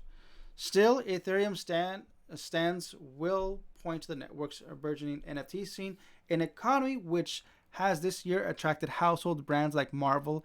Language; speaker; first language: English; native; English